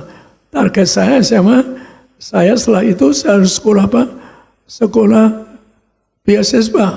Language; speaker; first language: Indonesian; native; Indonesian